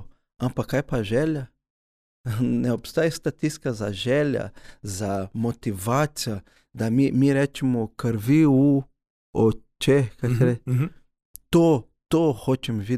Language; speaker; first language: Slovenian; early bilingual, other home language; Portuguese